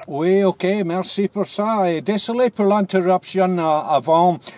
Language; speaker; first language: French; non-native, learner; English